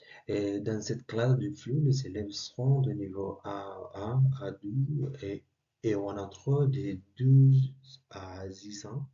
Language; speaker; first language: French; non-native, learner; Spanish